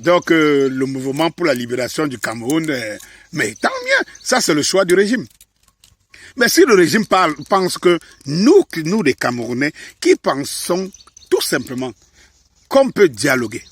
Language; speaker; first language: French; native; French